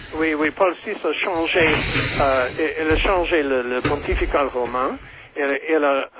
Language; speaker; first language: French; non-native, fluent; English